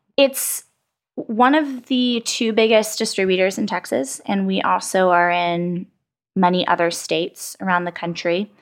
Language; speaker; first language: English; native; English